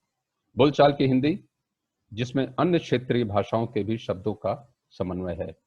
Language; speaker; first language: Hindi; native; Hindi